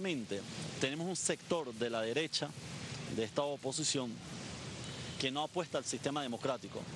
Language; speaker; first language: Spanish; native; Spanish